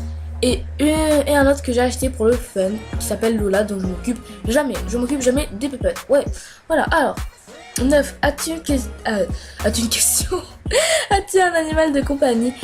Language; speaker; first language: French; native; French